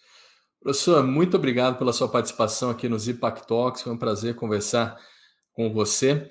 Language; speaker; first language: Portuguese; native; Portuguese